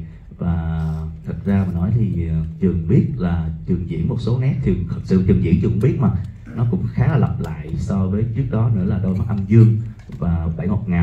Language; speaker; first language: Vietnamese; native; Vietnamese